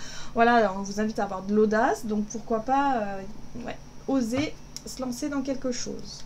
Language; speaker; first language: French; native; French